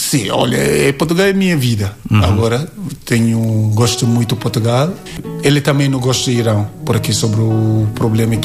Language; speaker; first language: Portuguese; non-native, learner; Yoruba